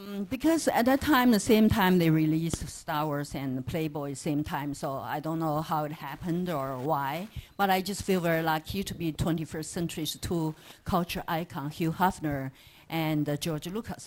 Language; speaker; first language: English; non-native, fluent; Chinese